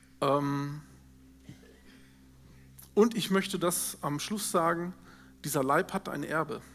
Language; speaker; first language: German; native; German